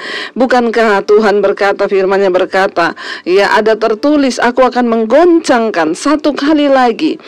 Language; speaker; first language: Indonesian; native; Indonesian